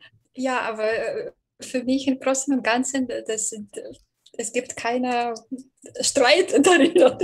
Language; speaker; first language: German; non-native, fluent; Belarusian